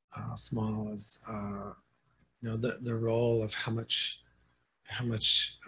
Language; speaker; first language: English; native; English